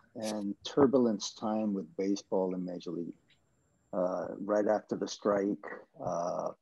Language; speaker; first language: English; non-native, fluent; Japanese